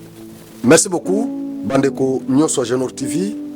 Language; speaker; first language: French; non-native, local second language; Lingala